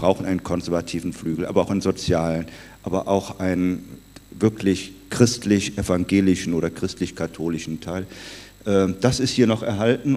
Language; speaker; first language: German; native; German